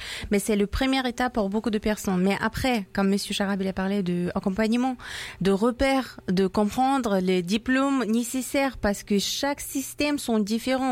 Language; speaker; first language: French; non-native, learner; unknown